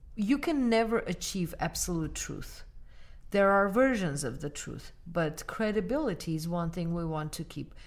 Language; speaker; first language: English; non-native, fluent; Armenian